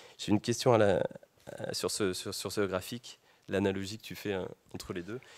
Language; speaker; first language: French; native; French